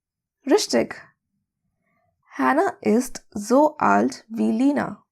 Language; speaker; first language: German; non-native, fluent; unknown